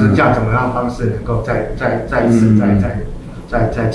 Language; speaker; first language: Chinese; native; Chinese